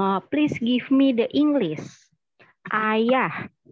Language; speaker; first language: English; non-native, fluent; Indonesian